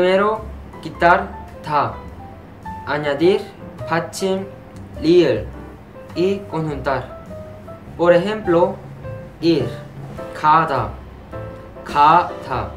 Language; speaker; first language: Spanish; non-native, fluent; Korean